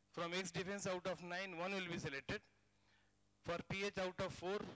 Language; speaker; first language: English; non-native, local second language; Hindi